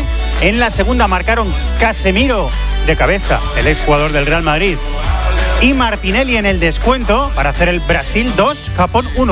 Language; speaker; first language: Spanish; native; Spanish